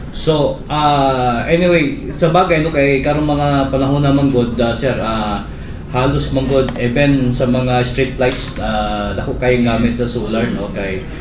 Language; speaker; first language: Cebuano; native; Cebuano